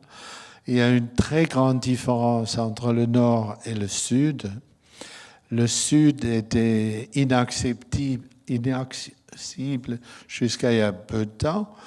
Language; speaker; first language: French; non-native, fluent; German